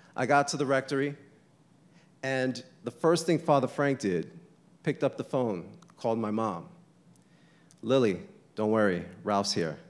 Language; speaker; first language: English; native; English